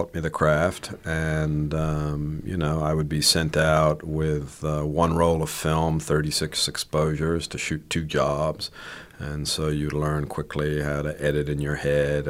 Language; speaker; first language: English; native; English